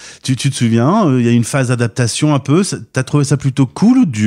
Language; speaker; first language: French; native; French